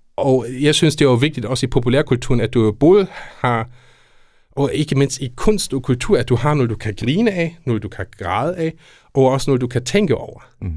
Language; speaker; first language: Danish; non-native, fluent; German